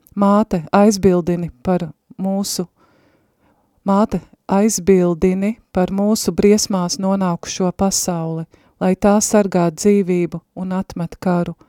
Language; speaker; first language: Latvian; native; Latvian